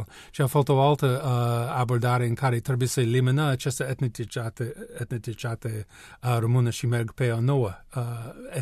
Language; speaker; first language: Romanian; non-native, learner; English